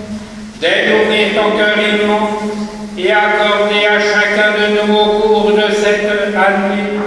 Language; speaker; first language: French; native; French